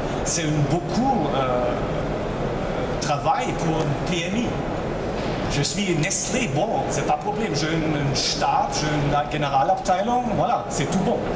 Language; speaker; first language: French; non-native, local second language; German